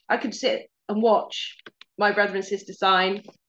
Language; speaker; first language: English; native; English